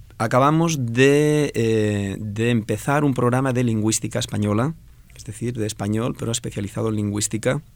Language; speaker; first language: Spanish; non-native, local second language; Catalan